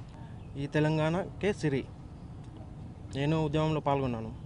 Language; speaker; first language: Telugu; native; Telugu